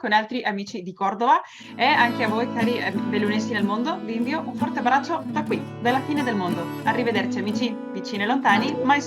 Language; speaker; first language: Italian; early bilingual, heritage; Spanish